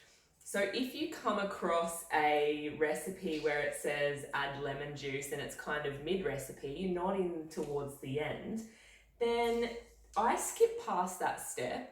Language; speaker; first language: English; native; English